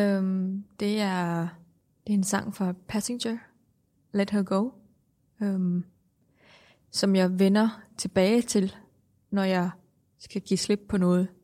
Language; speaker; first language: Danish; non-native, fluent; Thai